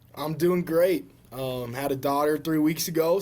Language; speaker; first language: English; native; English